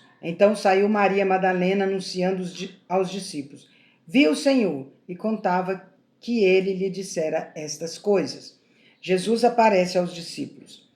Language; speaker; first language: Portuguese; native; Portuguese